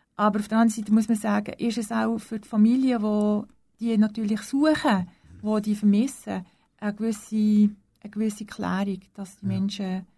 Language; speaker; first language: German; native; German